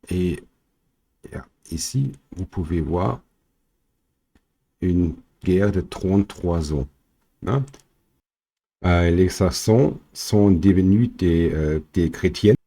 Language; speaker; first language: French; non-native, fluent; German